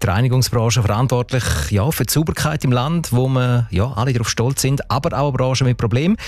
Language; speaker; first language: German; native; German